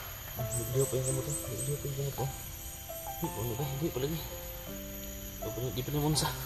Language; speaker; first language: Filipino; non-native, local second language; Cebuano